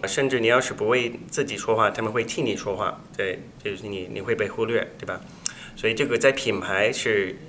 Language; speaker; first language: Chinese; non-native, fluent; English